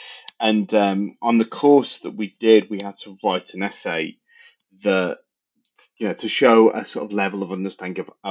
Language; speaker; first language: English; native; English